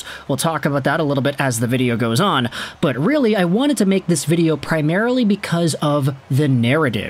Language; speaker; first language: English; native; English